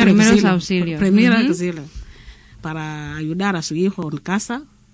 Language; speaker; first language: Spanish; non-native, learner; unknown